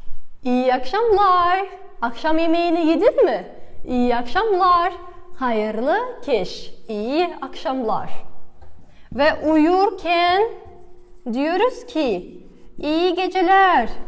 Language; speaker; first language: Turkish; non-native, fluent; Kazakh